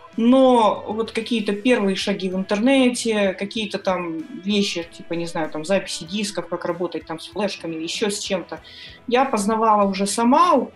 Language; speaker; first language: Russian; native; Russian